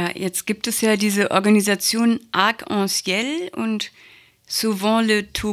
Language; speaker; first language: German; native; German